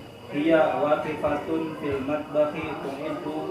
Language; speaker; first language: Arabic; non-native, learner; Indonesian